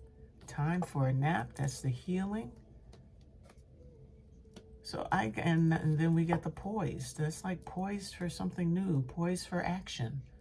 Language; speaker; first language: English; native; English